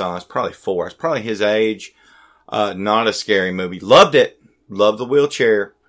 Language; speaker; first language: English; native; English